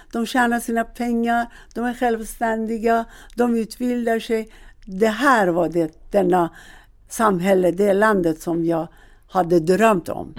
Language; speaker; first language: Swedish; non-native, fluent; Persian